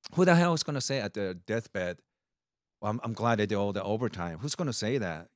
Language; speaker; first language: English; early bilingual, other home language; Japanese